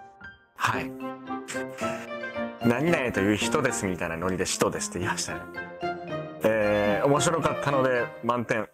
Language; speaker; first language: Japanese; native; Japanese